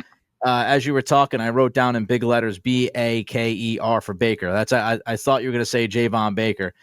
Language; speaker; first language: English; native; English